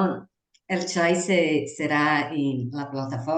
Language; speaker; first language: Spanish; non-native, learner; Portuguese